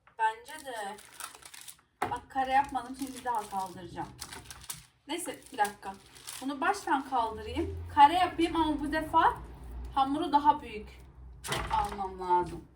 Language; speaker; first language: Turkish; non-native, local second language; Arabic